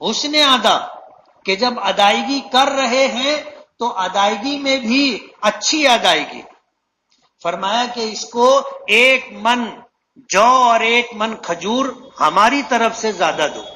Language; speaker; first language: Urdu; native; Urdu